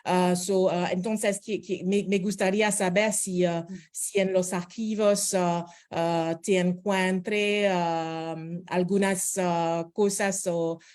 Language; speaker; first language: Spanish; non-native, fluent; French